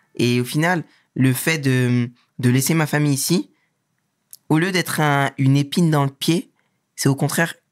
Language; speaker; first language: French; native; French